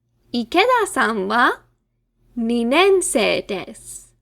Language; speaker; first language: Japanese; non-native, fluent; English